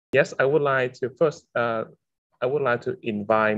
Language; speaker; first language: English; non-native, learner; Vietnamese